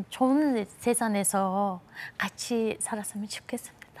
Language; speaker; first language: Korean; non-native, fluent; Mongolian